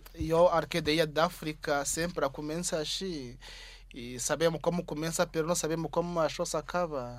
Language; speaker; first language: Catalan; non-native, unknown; Kinyarwanda